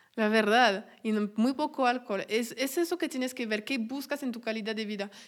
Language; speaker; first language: Spanish; non-native, fluent; French